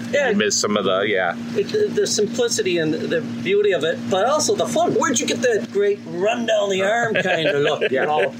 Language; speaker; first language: English; native; English